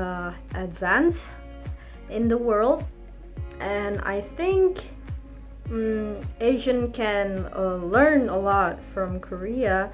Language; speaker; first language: English; non-native, fluent; Indonesian